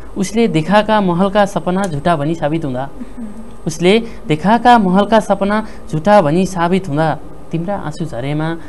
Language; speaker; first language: Nepali; native; Nepali